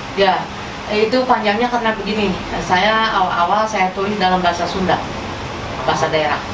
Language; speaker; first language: Indonesian; non-native, local second language; Sundanese